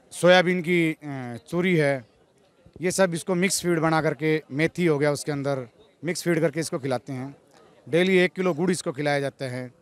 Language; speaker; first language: Hindi; native; Hindi